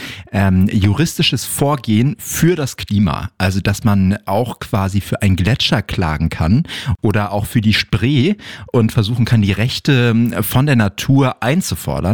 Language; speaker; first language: German; native; German